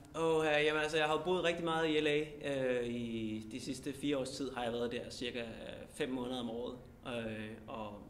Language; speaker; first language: Danish; native; Danish